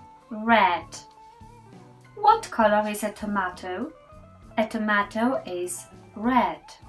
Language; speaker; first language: English; non-native, fluent; Polish